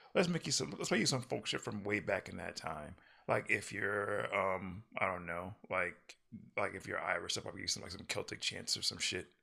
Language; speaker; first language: English; early bilingual, other home language; Yoruba